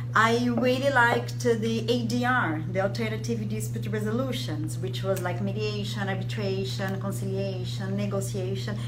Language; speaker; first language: English; non-native, fluent; Portuguese